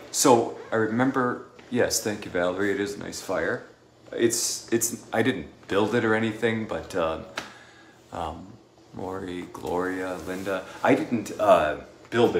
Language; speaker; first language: English; native; English